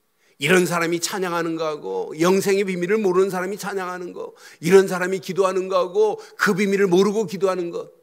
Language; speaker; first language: Korean; native; Korean